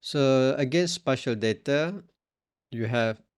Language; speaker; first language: English; non-native, local second language; Malay